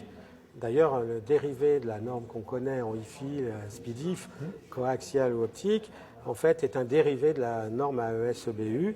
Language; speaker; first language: French; native; French